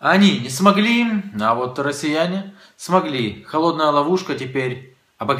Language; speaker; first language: Russian; native; Russian